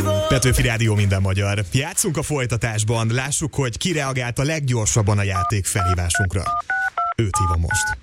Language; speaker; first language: Hungarian; native; Hungarian